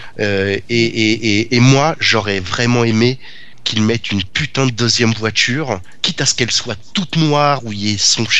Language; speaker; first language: French; native; French